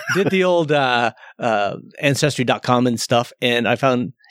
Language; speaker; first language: English; early bilingual, other home language; Slovenian